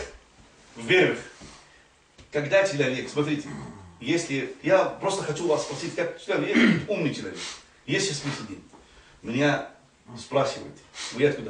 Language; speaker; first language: Russian; non-native, fluent; Arabic